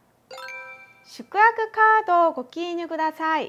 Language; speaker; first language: Korean; native; Korean